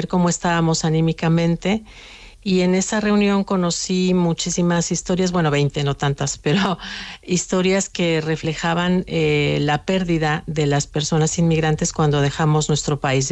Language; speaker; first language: Spanish; native; Spanish